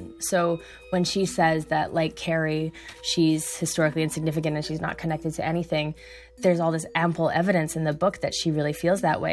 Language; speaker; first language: English; native; English